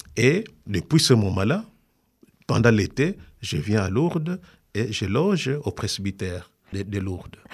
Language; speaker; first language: French; non-native, local second language; Kongo